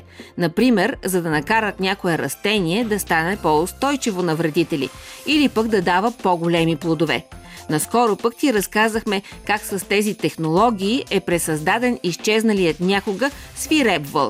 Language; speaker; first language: Bulgarian; native; Bulgarian